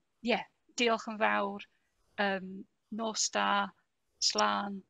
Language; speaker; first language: Welsh; non-native, fluent; English